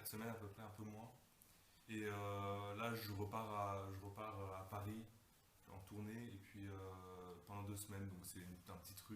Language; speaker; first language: French; native; French